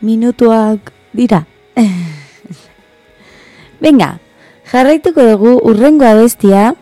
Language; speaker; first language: Basque; non-native, learner; Spanish